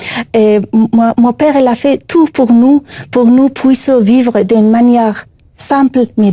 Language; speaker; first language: French; non-native, learner; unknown